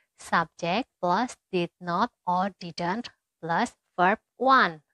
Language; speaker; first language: English; non-native, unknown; Indonesian